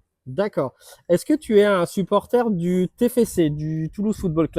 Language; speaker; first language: French; native; French